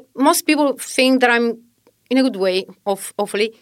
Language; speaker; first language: English; non-native, fluent; Italian